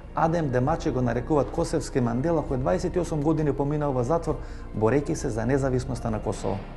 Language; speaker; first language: Macedonian; native; Macedonian